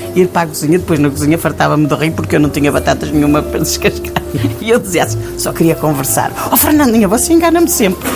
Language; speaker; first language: Portuguese; native; Portuguese